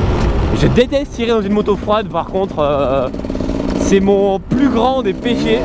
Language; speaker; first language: French; native; French